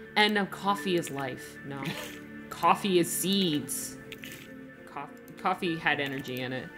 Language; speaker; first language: English; native; English